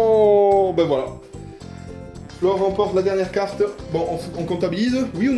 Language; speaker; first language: French; native; French